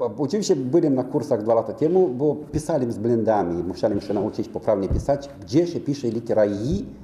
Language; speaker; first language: Polish; non-native, fluent; Romanian